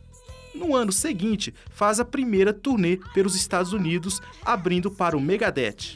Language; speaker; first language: Portuguese; native; Portuguese